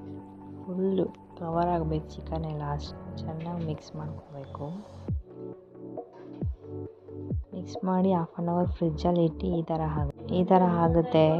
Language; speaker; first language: Kannada; native; Kannada